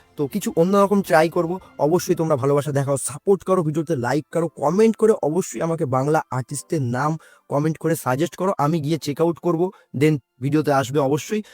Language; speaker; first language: Bangla; native; Bangla